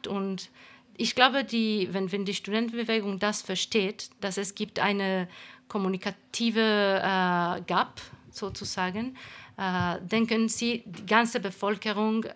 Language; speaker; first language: German; non-native, fluent; Spanish